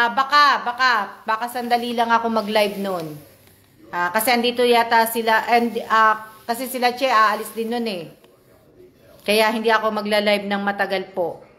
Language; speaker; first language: Filipino; native; Filipino